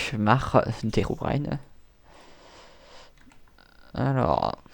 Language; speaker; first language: French; native; French